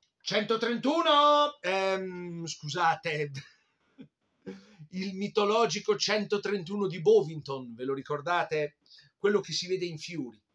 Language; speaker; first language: Italian; native; Italian